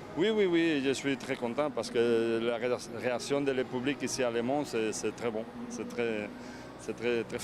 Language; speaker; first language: French; non-native, learner; Spanish